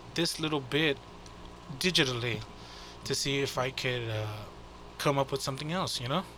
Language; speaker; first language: English; native; English